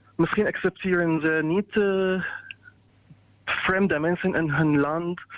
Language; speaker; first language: Dutch; non-native, learner; Arabic